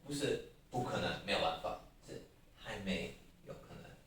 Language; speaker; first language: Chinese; non-native, learner; English